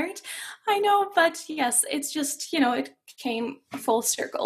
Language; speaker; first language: English; non-native, fluent; German